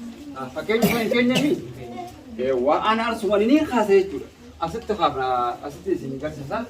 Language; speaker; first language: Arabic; non-native, fluent; Oromo